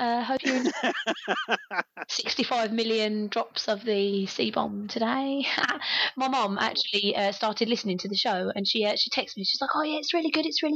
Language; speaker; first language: English; native; English